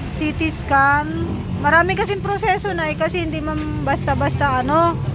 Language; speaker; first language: Filipino; native; Filipino